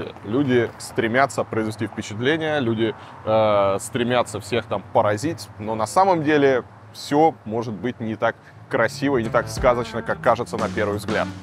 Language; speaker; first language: Russian; native; Russian